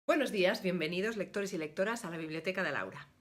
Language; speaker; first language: Spanish; native; Spanish